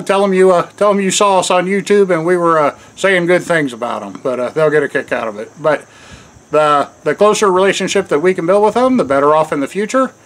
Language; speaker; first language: English; native; English